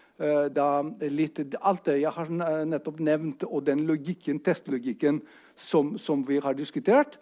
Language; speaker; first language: Norwegian; non-native, fluent; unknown